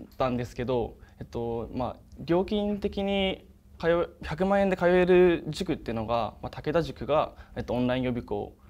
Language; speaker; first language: Japanese; native; Japanese